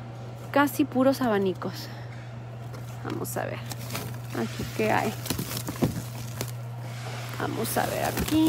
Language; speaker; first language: Spanish; native; Spanish